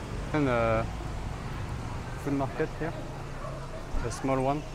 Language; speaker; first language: English; non-native, fluent; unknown